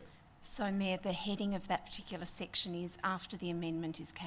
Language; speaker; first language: English; native; English